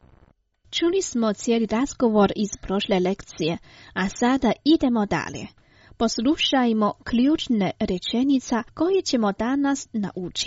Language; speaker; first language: Croatian; non-native, fluent; Chinese